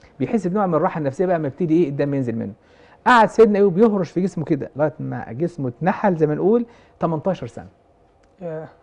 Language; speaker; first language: Arabic; native; Arabic